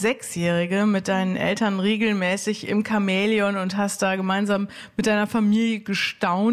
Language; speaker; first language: German; native; German